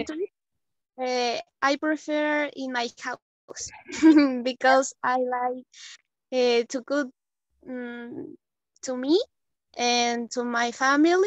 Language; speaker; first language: English; non-native, learner; Spanish